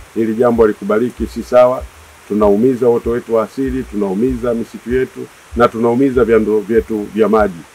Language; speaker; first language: Swahili; native; Swahili